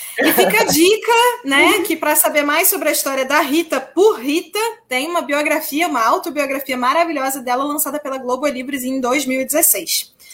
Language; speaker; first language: Portuguese; native; Portuguese